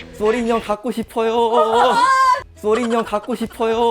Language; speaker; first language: Korean; native; Korean